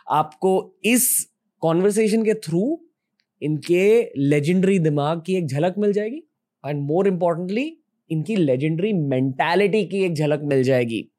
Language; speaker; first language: Hindi; native; Hindi